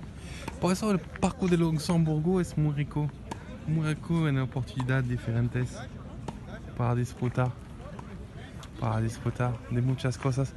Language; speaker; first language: Spanish; non-native, learner; French